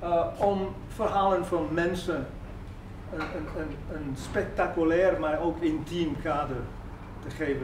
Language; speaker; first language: Dutch; non-native, fluent; English